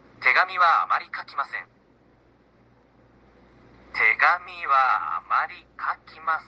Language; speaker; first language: Japanese; non-native, learner; English